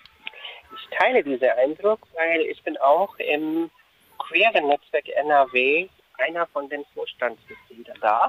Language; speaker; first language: German; non-native, fluent; Urdu